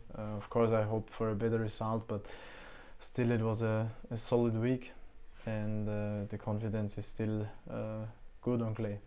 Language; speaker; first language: English; non-native, fluent; German